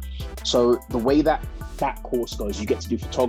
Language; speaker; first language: English; native; English